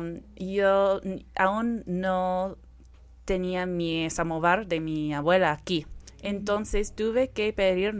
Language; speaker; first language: Spanish; non-native, fluent; English